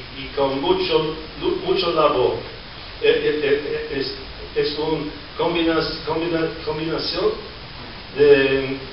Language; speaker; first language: Spanish; non-native, learner; English